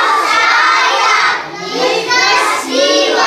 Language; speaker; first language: Russian; non-native, learner; Kyrgyz